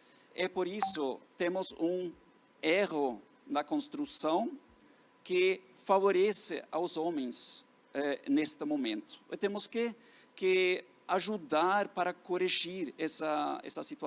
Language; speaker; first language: Portuguese; non-native, fluent; Norwegian